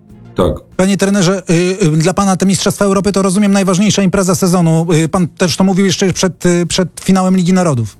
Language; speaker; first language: Polish; native; Polish